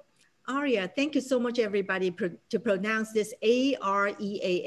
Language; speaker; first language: English; non-native, local second language; Cantonese